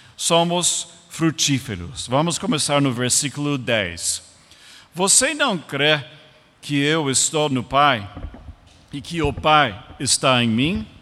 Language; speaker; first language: Portuguese; non-native, fluent; English